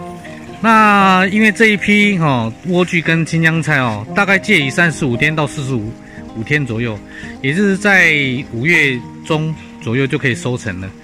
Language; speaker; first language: Chinese; native; Chinese